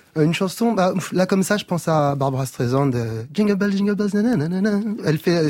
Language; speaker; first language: French; native; French